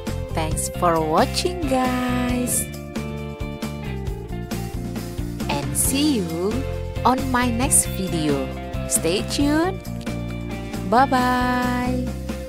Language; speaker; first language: English; non-native, learner; Indonesian